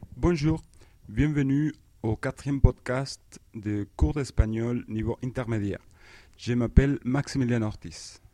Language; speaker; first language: French; non-native, fluent; Spanish